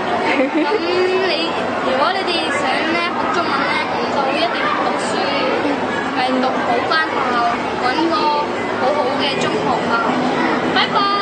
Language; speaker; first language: Cantonese; non-native, learner; Urdu